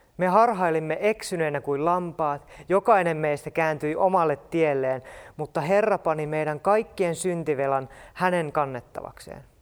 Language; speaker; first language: Finnish; native; Finnish